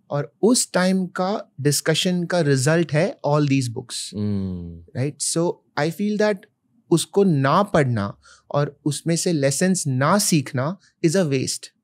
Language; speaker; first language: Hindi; non-native, local second language; Malayalam